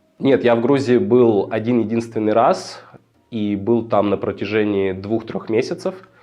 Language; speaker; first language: Russian; native; Russian